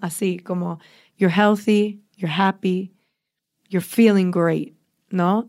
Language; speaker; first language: English; early bilingual, other home language; Spanish